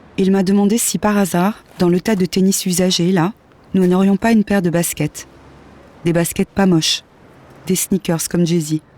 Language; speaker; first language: French; native; French